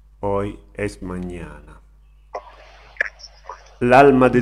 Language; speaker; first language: Spanish; non-native, learner; Italian